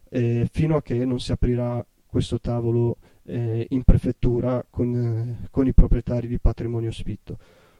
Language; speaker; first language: Italian; native; Italian